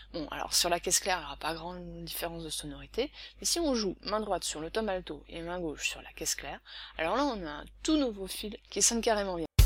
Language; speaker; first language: French; native; French